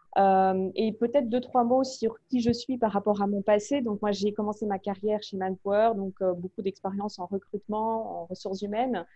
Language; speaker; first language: French; native; French